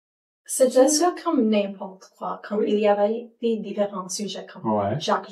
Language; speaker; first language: French; non-native, learner; English